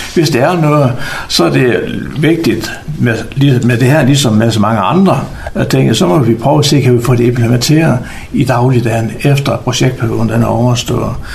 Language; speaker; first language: Danish; native; Danish